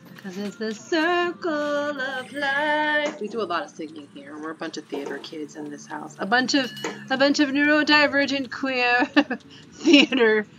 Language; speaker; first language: English; early bilingual, other home language; Spanish